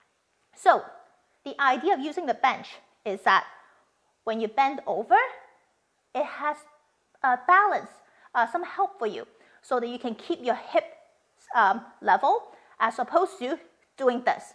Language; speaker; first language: English; non-native, fluent; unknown